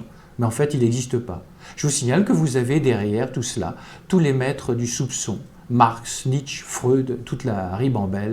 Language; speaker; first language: French; native; French